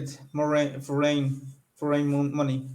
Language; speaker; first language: English; non-native, learner; Spanish